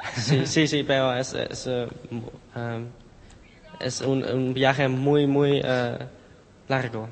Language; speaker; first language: Spanish; non-native, learner; Dutch